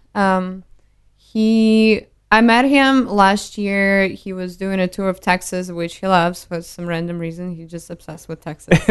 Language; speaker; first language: English; non-native, fluent; Russian